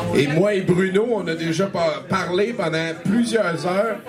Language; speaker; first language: French; native; French